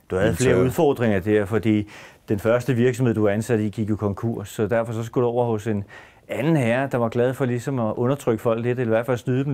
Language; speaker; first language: Danish; native; Danish